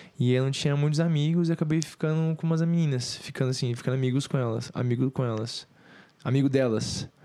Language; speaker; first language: Portuguese; native; Portuguese